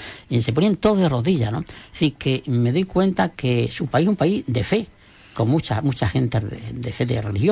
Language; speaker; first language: Spanish; native; Spanish